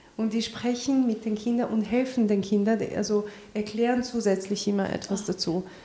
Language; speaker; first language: German; early bilingual, other home language; Albanian